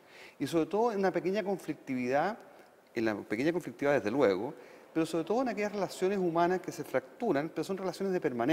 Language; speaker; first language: Spanish; native; Spanish